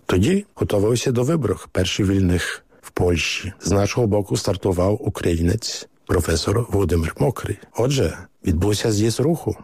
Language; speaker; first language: Ukrainian; early bilingual, heritage; Ukrainian